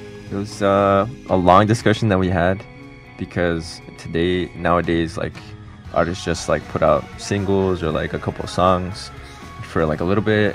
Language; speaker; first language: English; early bilingual, other home language; Spanish